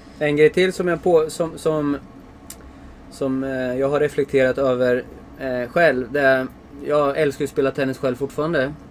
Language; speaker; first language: Swedish; native; Swedish